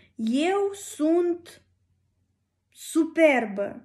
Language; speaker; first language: Romanian; non-native, learner; Russian